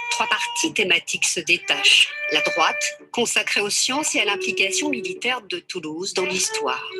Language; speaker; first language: French; native; French